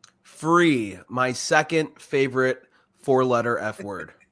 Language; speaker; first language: English; native; English